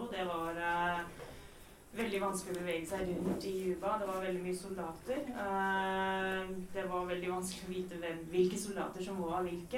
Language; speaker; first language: Norwegian; native; Norwegian